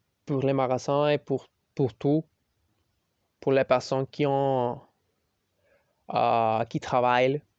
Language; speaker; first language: French; non-native, learner; Spanish